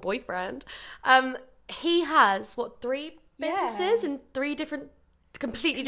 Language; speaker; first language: English; native; English